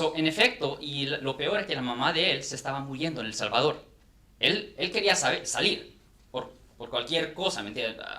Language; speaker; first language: Spanish; non-native, fluent; English